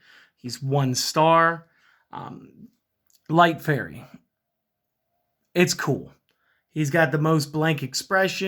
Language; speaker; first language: English; native; English